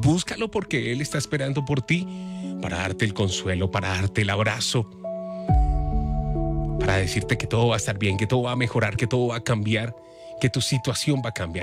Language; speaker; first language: Spanish; native; Spanish